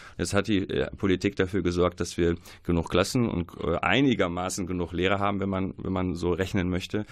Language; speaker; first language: German; early bilingual, other home language; Arabic